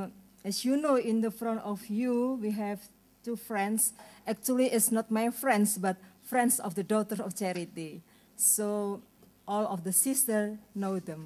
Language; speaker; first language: English; non-native, learner; Indonesian